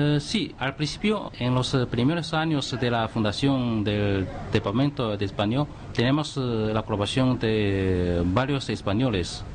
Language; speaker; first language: Spanish; non-native, fluent; Chinese